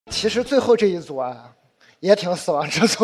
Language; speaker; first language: Chinese; native; Chinese